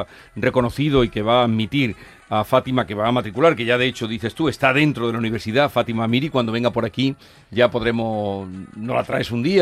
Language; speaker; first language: Spanish; native; Spanish